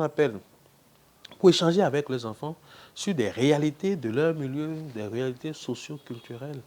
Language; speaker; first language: French; non-native, local second language; Fon